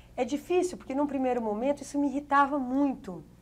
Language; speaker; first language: Portuguese; native; Portuguese